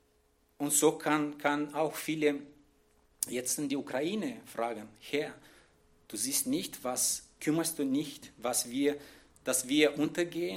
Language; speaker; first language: German; non-native, fluent; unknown